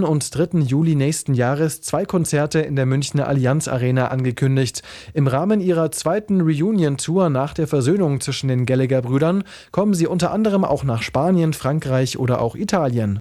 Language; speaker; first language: German; native; German